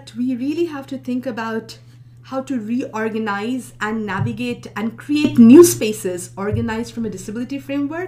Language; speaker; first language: English; non-native, local second language; Bangla